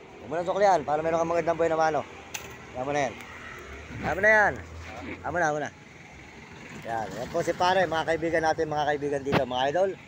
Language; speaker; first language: Filipino; native; Filipino